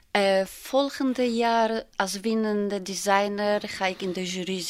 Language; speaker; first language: Dutch; non-native, learner; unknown